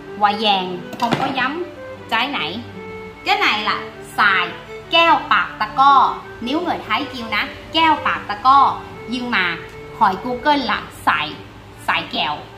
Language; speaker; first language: Vietnamese; non-native, learner; Thai